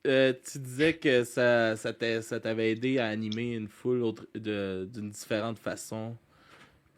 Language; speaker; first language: French; native; French